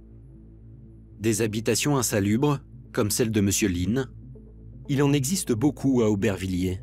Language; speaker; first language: French; native; French